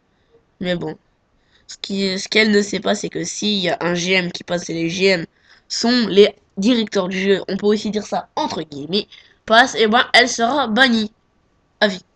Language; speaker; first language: French; native; French